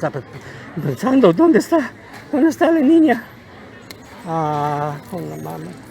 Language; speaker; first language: Spanish; non-native, learner; English